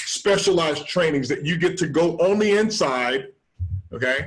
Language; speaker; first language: English; native; English